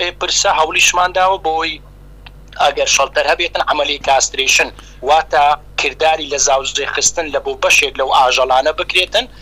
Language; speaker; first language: Central Kurdish; native; Central Kurdish